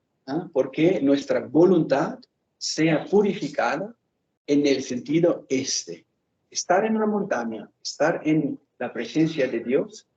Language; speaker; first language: Spanish; non-native, fluent; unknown